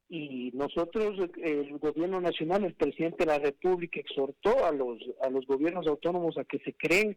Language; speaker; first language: Spanish; native; Spanish